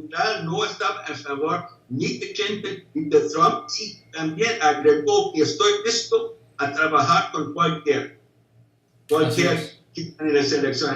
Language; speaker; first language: Spanish; non-native, fluent; English